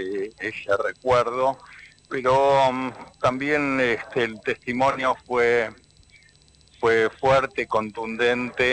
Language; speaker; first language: Spanish; native; Spanish